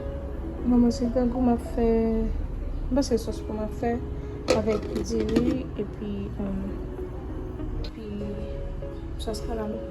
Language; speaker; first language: French; non-native, learner; Haitian Creole